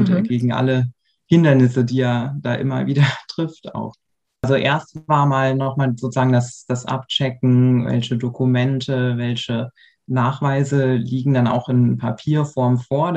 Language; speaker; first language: German; native; German